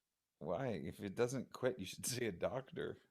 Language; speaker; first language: English; native; English